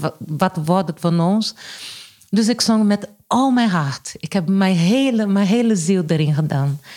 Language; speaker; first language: Dutch; non-native, fluent; Portuguese